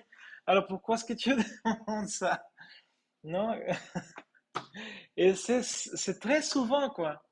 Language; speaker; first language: French; non-native, fluent; Spanish